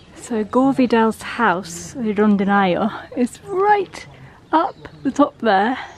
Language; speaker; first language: English; native; English